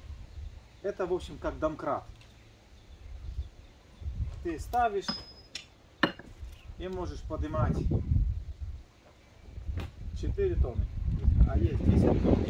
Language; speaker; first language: Russian; native; Russian